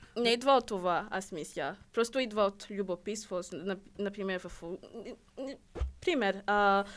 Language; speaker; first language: Bulgarian; non-native, learner; Rundi